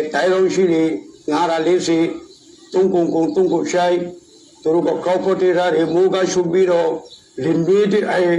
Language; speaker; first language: Burmese; non-native, local second language; Rohingya